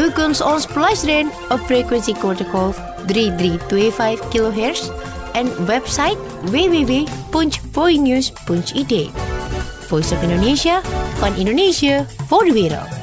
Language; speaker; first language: Dutch; non-native, learner; Indonesian